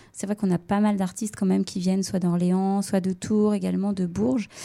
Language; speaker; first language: French; native; French